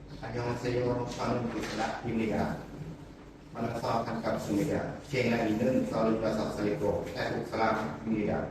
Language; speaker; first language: Korean; non-native, learner; Thai